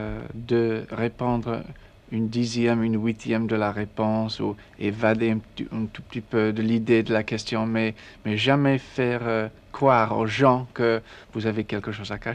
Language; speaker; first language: French; non-native, learner; English